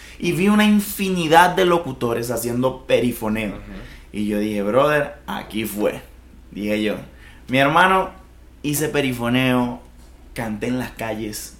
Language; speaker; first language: Spanish; native; Spanish